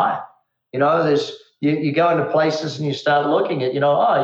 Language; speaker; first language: English; native; English